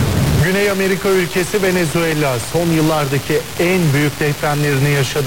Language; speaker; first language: Turkish; native; Turkish